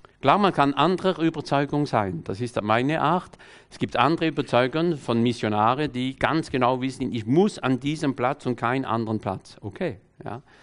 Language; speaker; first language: German; non-native, fluent; French